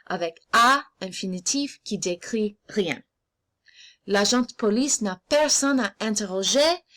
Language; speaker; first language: French; non-native, fluent; English